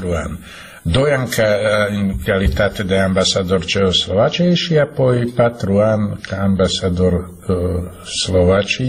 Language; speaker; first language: Romanian; non-native, fluent; Slovak